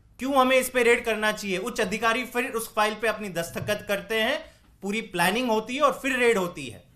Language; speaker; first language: Hindi; native; Hindi